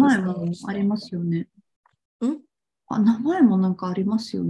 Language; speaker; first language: Japanese; non-native, fluent; Tatar